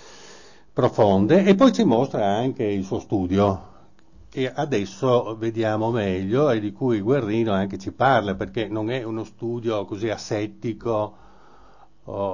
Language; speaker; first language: Italian; native; Italian